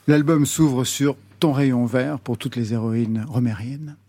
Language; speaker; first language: French; native; French